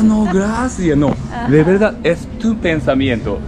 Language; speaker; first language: Spanish; non-native, learner; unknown